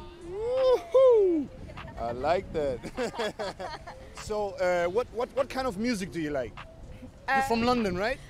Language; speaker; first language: English; non-native, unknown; German